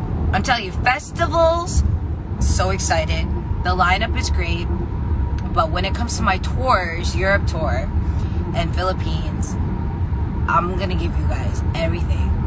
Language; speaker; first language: English; early bilingual, other home language; Korean